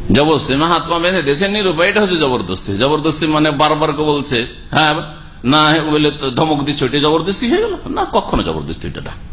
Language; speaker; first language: Bangla; native; Bangla